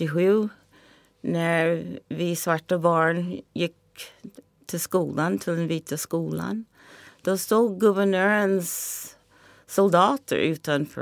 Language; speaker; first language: Swedish; non-native, fluent; English